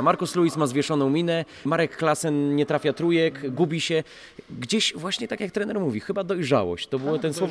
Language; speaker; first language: Polish; native; Polish